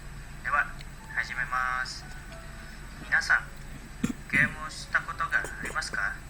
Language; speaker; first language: Japanese; non-native, learner; Indonesian